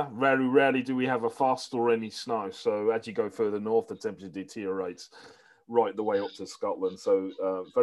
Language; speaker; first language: English; native; English